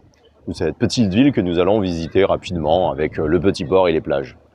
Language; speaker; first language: French; native; French